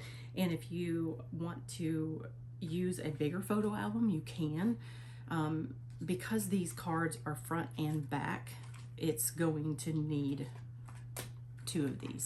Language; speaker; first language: English; native; English